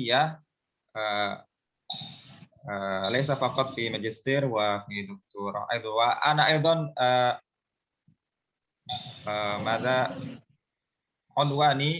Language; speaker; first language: Arabic; non-native, learner; Indonesian